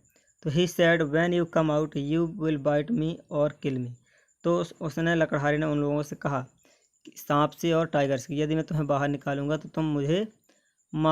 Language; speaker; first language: Hindi; native; Hindi